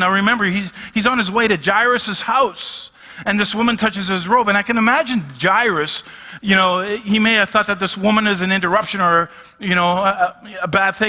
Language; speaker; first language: English; native; English